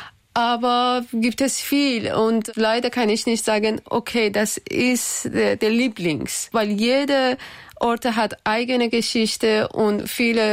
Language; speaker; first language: German; non-native, learner; Persian